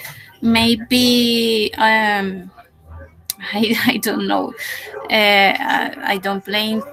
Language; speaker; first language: English; non-native, learner; Spanish